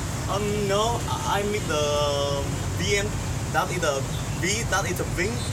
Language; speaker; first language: English; non-native, learner; Vietnamese